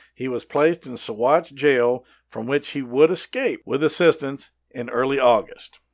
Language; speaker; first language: English; native; English